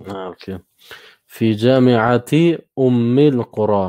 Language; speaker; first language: Arabic; non-native, learner; German